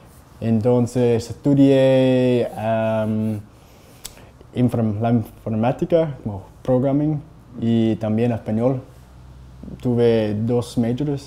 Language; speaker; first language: Spanish; non-native, fluent; English